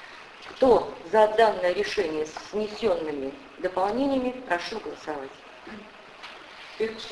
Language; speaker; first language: Russian; native; Russian